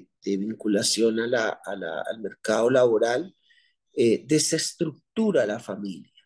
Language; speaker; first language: Spanish; native; Spanish